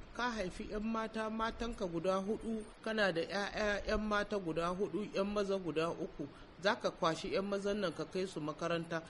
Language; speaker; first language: Hausa; native; Hausa